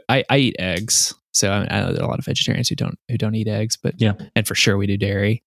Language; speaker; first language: English; native; English